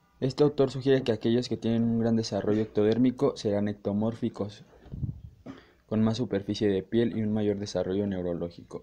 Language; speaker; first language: Spanish; native; Spanish